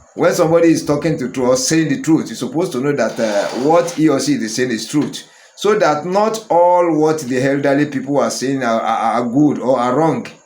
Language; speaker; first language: English; non-native, local second language; Yoruba